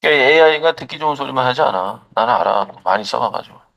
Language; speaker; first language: Korean; native; Korean